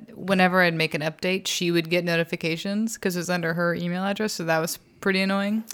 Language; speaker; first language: English; native; English